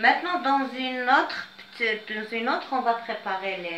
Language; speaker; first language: French; non-native, fluent; Arabic